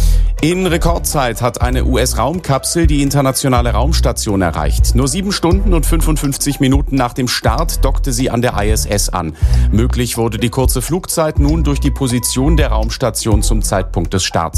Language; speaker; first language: German; native; German